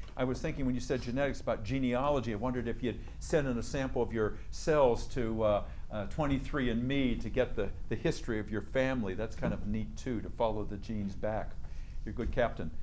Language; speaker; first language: English; native; English